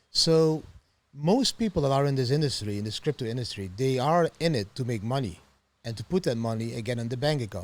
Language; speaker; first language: English; non-native, fluent; Dutch